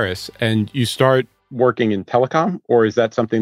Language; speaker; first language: English; native; English